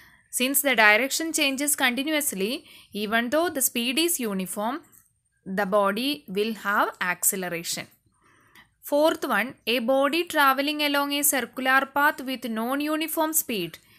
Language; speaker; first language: English; non-native, local second language; Malayalam